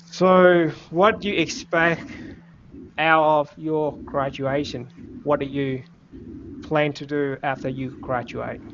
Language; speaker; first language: English; non-native, fluent; Vietnamese